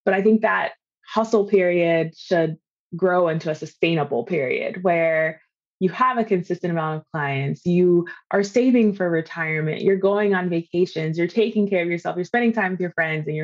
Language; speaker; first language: English; native; English